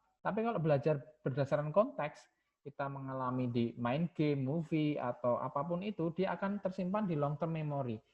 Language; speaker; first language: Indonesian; non-native, local second language; Javanese